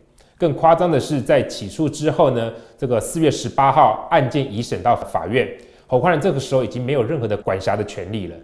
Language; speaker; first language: Chinese; native; Chinese